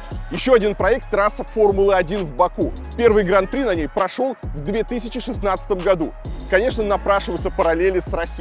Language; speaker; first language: Russian; native; Russian